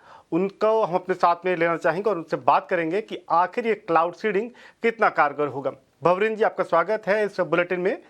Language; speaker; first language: Hindi; native; Hindi